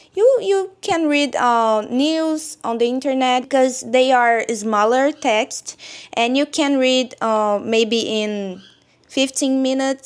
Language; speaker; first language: English; non-native, learner; Portuguese